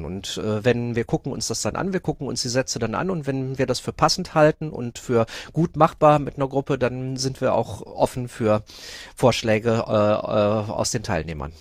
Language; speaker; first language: German; native; German